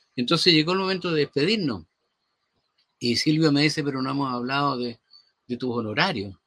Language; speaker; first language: Spanish; native; Spanish